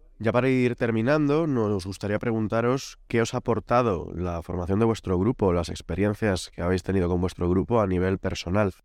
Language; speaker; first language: Spanish; native; Spanish